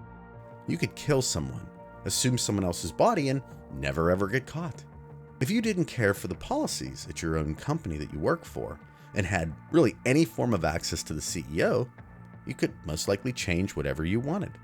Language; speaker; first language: English; native; English